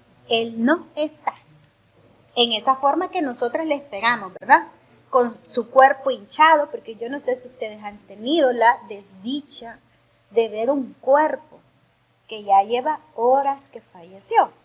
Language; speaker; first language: Spanish; native; Spanish